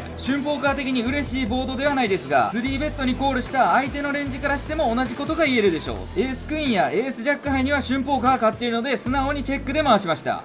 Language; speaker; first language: Japanese; native; Japanese